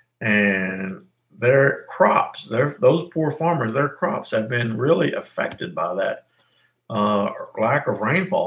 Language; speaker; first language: English; native; English